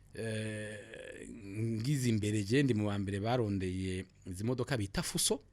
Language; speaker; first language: Rundi; native; Rundi